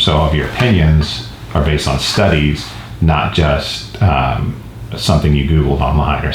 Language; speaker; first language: English; native; English